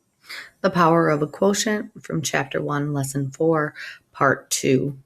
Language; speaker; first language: English; native; English